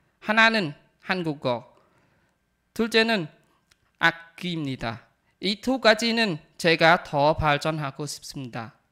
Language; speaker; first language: Korean; non-native, learner; Khmer